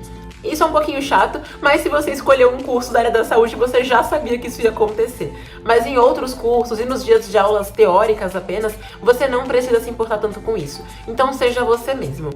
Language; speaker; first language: Portuguese; native; Portuguese